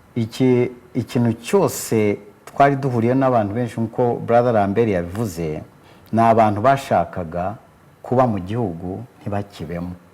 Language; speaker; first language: Kinyarwanda; early bilingual, heritage; Kinyarwanda